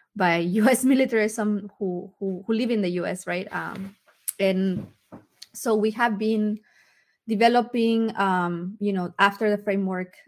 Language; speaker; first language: English; early bilingual, other home language; Spanish